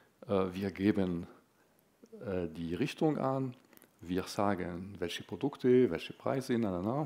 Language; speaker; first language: German; non-native, fluent; Arabic